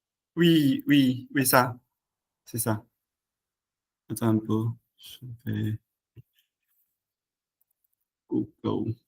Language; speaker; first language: French; non-native, learner; Chinese